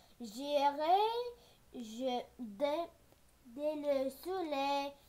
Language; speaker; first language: French; non-native, learner; Arabic